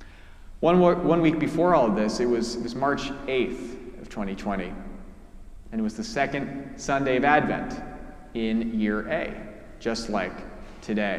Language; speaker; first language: English; native; English